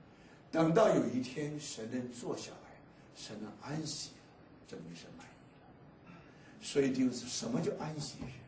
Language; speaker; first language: Chinese; native; Chinese